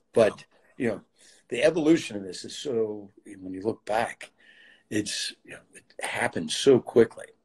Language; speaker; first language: English; native; English